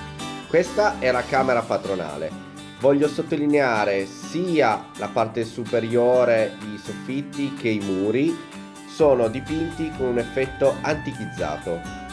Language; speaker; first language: Italian; native; Italian